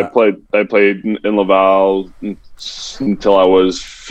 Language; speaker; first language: English; non-native, fluent; French